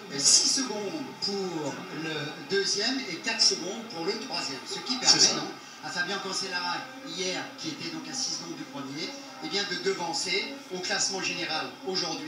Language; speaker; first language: French; native; French